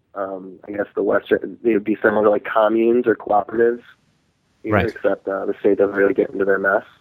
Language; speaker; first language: English; early bilingual, other home language; Hindi